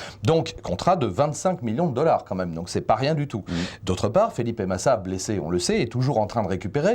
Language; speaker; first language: French; native; French